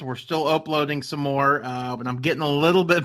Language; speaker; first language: English; native; English